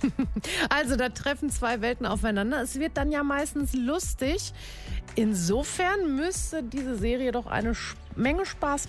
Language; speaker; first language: German; native; German